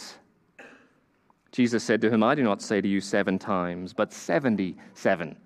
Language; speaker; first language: English; native; English